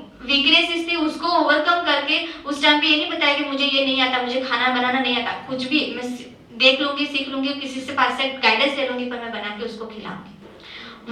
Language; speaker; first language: Hindi; native; Hindi